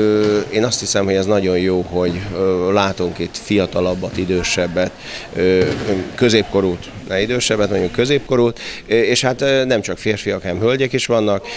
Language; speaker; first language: Hungarian; native; Hungarian